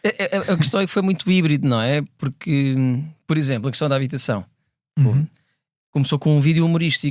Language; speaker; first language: Portuguese; native; Portuguese